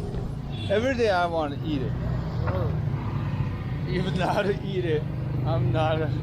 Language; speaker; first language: English; non-native, learner; Chinese